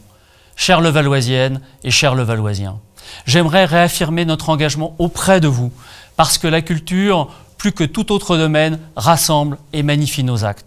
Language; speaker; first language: French; native; French